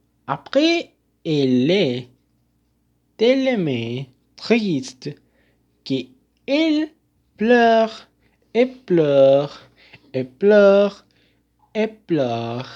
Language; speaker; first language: French; non-native, learner; Spanish